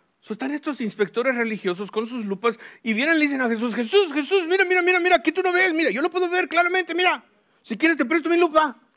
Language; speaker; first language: Spanish; early bilingual, heritage; Spanish